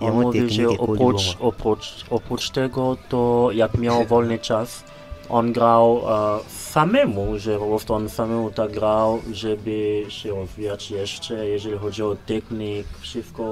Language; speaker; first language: Polish; non-native, learner; Lingala